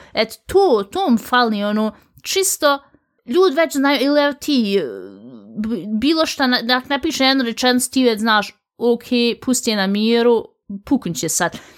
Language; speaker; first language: Bosnian; early bilingual, heritage; Bosnian